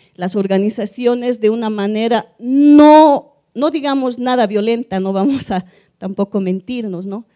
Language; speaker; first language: Spanish; native; Spanish